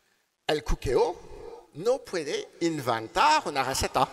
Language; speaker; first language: Spanish; non-native, learner; French